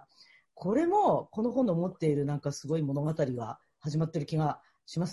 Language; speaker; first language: Japanese; native; Japanese